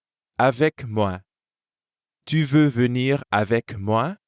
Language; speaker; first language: French; non-native, fluent; English